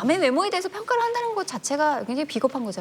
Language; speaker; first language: Korean; native; Korean